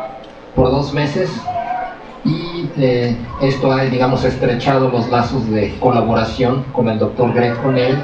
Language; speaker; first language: Spanish; native; Spanish